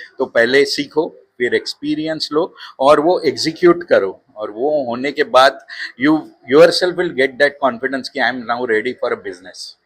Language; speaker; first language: Hindi; non-native, local second language; Marathi